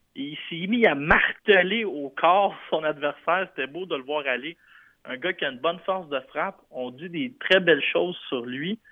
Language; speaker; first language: French; native; French